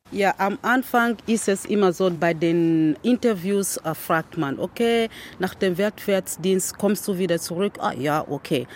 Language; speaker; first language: German; non-native, fluent; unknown